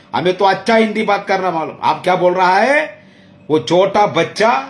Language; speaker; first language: Hindi; non-native, local second language; Tamil